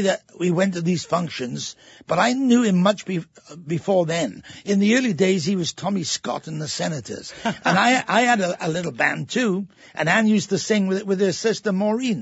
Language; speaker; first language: English; native; English